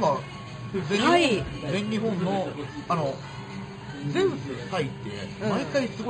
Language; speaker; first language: Japanese; native; Japanese